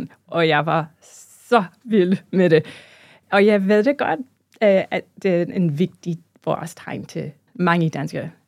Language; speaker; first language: Danish; non-native, fluent; English